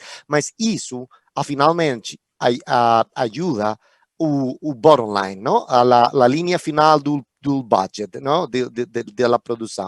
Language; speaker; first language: Portuguese; non-native, fluent; Spanish